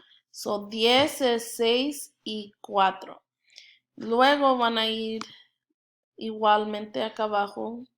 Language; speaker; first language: Spanish; early bilingual, other home language; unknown